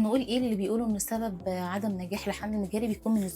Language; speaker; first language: Arabic; native; Arabic